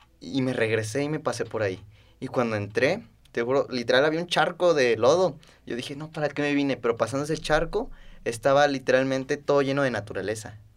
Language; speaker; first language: Spanish; native; Spanish